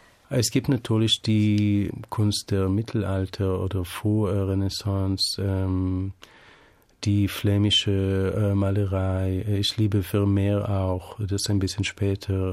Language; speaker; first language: German; non-native, fluent; Hebrew